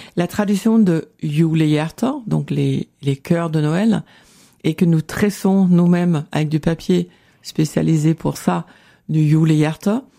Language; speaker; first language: French; non-native, fluent; Danish